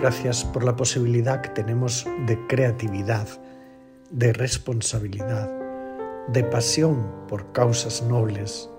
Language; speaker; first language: Spanish; native; Spanish